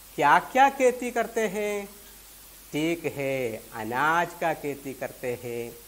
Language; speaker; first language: Urdu; non-native, local second language; Malayalam